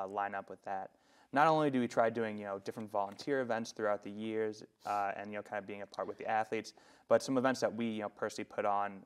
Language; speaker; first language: English; native; English